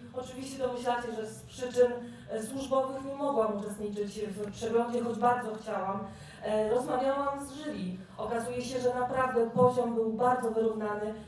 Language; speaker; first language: Polish; native; Polish